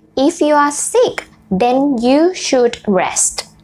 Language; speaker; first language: English; non-native, fluent; Thai